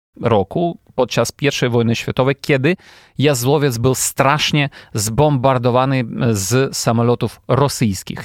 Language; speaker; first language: Polish; non-native, fluent; Ukrainian